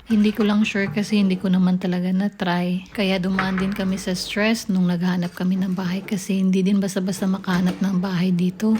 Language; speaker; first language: Filipino; non-native, local second language; Cebuano